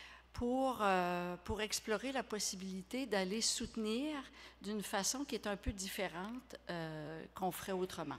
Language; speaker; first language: French; native; French